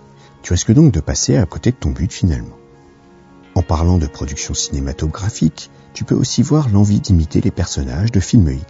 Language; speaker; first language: French; native; French